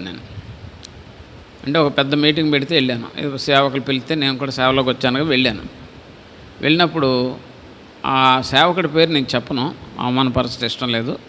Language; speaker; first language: Telugu; native; Telugu